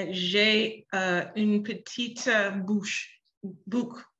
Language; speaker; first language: French; non-native, learner; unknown